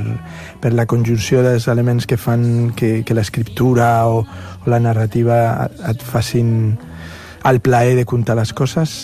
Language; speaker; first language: Catalan; non-native, fluent; Spanish